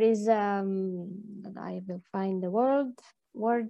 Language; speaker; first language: English; non-native, learner; Latvian